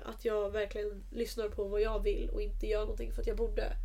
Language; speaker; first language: Swedish; native; Swedish